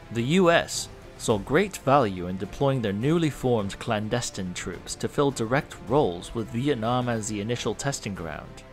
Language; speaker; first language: English; non-native, local second language; Cantonese